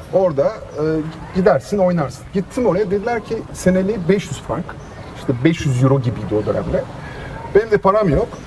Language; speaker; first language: Turkish; native; Turkish